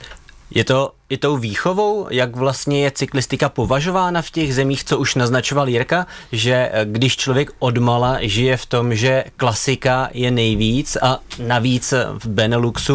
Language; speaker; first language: Czech; native; Czech